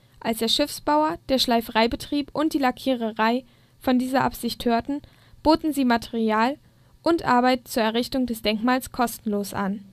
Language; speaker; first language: German; native; German